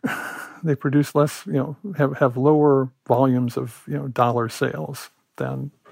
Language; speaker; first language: English; native; English